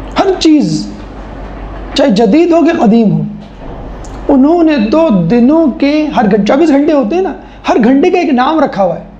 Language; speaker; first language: Urdu; native; Urdu